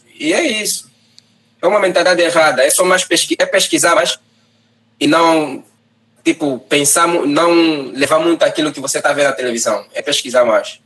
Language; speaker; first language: Portuguese; native; Portuguese